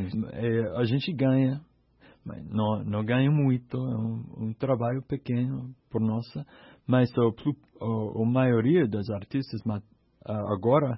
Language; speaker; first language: Portuguese; non-native, learner; English